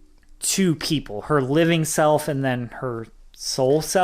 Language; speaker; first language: English; native; English